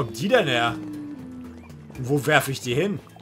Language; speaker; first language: German; native; German